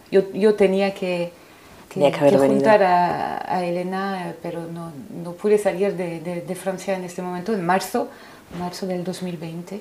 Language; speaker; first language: Spanish; non-native, fluent; French